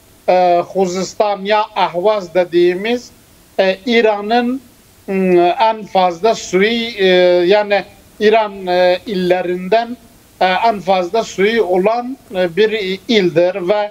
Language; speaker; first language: Turkish; non-native, fluent; Kurdish